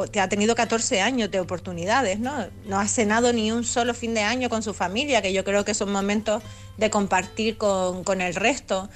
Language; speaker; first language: Spanish; native; Spanish